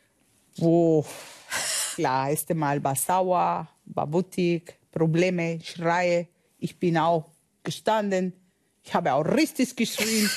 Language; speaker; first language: German; non-native, learner; Spanish